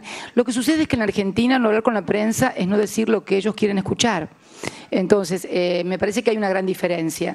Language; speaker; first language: Spanish; native; Spanish